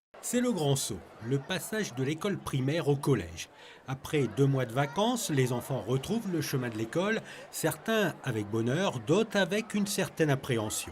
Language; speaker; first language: French; native; French